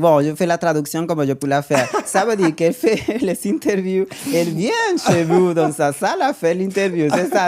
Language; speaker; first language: French; non-native, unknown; Spanish